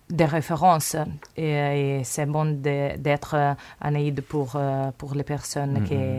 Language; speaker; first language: French; non-native, learner; Italian